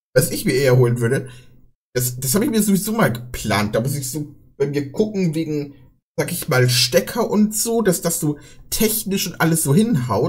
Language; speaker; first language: German; native; German